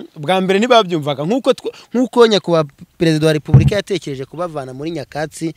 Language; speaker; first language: Kinyarwanda; native; Kinyarwanda